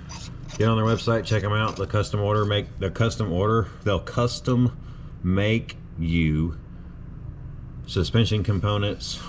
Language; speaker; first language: English; native; English